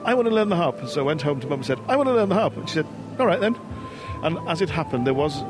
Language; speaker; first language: English; native; English